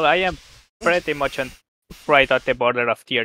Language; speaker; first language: English; native; English